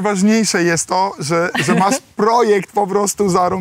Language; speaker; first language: Polish; native; Polish